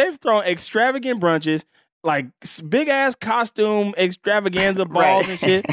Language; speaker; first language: English; native; English